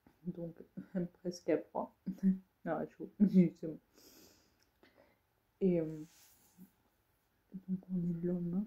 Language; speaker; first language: French; native; French